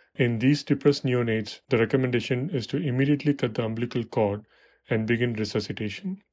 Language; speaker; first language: English; non-native, local second language; Tamil